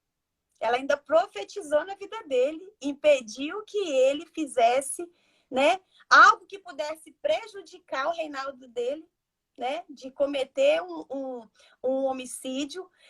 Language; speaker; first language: Portuguese; native; Portuguese